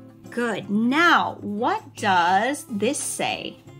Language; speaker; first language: English; early bilingual, other home language; Japanese